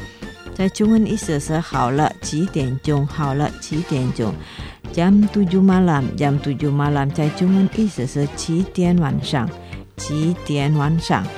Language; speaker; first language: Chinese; non-native, learner; Indonesian